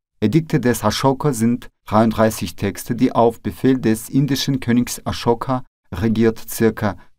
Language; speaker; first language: German; non-native, fluent; Russian